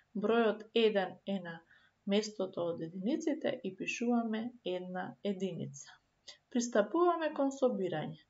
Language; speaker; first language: Macedonian; native; Macedonian